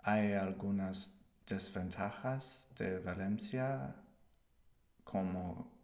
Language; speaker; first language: Spanish; non-native, learner; English